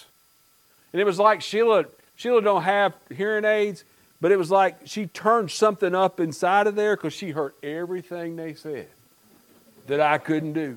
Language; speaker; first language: English; native; English